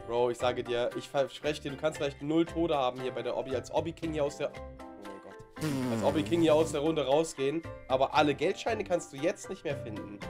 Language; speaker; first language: German; native; German